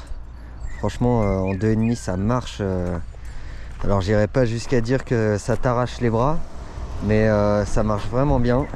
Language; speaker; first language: French; native; French